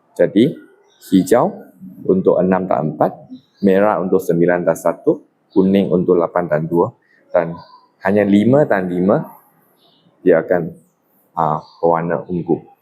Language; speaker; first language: Malay; non-native, local second language; Chinese